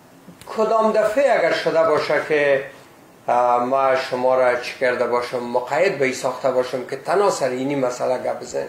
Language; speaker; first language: Persian; native; Persian